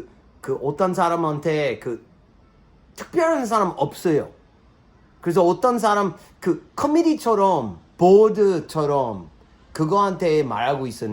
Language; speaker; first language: Korean; non-native, learner; English